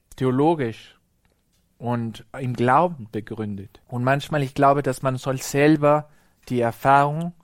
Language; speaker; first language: German; non-native, fluent; Spanish